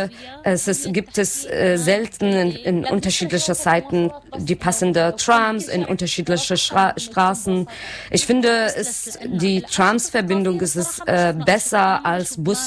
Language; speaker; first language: German; non-native, learner; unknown